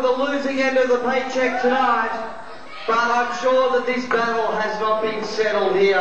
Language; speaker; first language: English; native; English